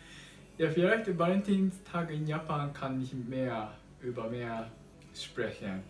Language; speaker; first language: German; non-native, learner; Japanese